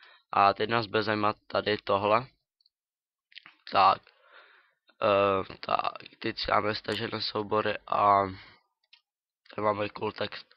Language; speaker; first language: Czech; native; Czech